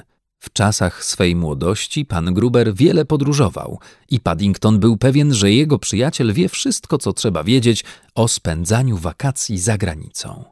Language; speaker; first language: Polish; native; Polish